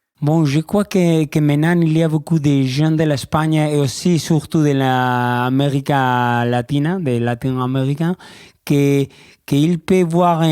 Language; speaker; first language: French; non-native, learner; Spanish